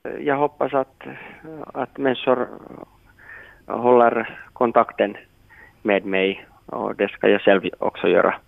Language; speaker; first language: Swedish; non-native, local second language; Finnish